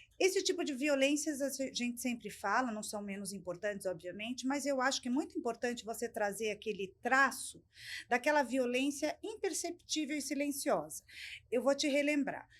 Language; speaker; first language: Portuguese; native; Portuguese